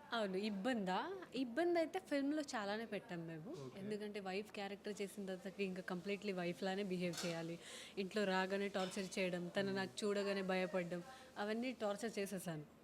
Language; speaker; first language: Telugu; non-native, fluent; Hindi